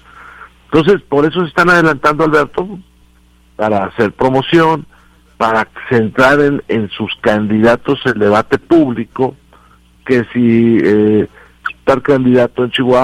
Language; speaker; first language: Spanish; native; Spanish